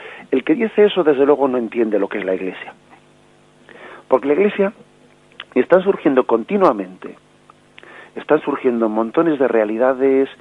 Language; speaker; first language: Spanish; native; Spanish